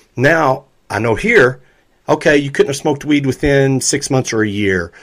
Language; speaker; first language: English; native; English